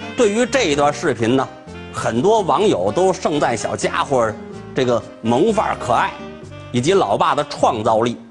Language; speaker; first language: Chinese; native; Chinese